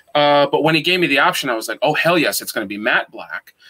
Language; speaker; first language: English; native; English